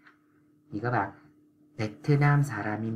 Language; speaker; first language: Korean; non-native, fluent; Vietnamese